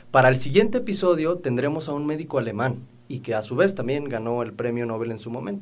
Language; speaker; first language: Spanish; native; Spanish